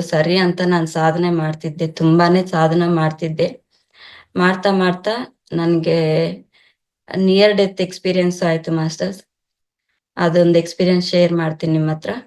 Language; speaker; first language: Kannada; non-native, local second language; Telugu